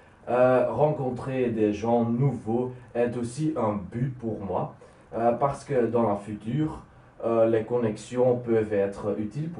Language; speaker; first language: French; non-native, local second language; Dutch